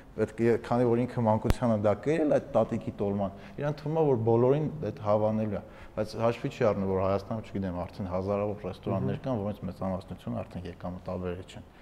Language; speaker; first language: Armenian; native; Armenian